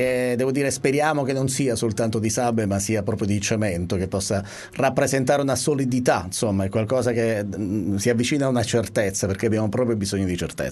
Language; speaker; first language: Italian; native; Italian